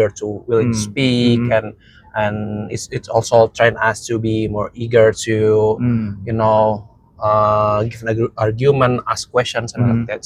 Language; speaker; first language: English; non-native, fluent; Indonesian